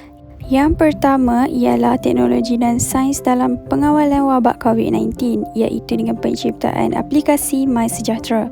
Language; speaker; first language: Malay; native; Malay